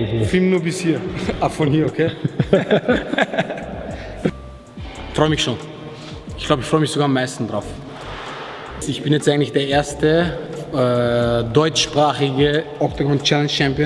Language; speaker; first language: German; native; German